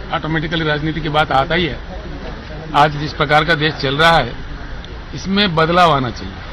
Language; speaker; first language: Hindi; non-native, local second language; Telugu